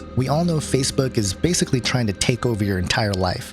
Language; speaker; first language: English; native; English